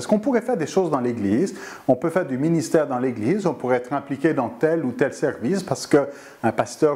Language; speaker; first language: French; native; French